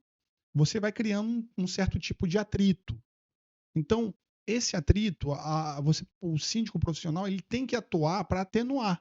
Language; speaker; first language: Portuguese; native; Portuguese